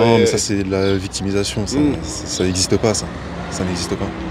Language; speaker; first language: French; native; French